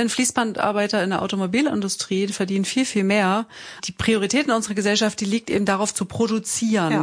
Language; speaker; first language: German; native; German